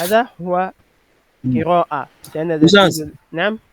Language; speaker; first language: Arabic; non-native, fluent; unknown